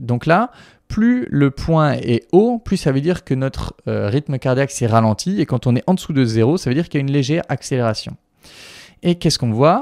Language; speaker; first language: French; native; French